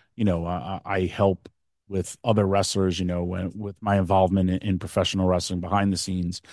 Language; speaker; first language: English; native; English